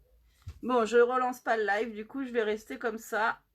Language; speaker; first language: French; native; French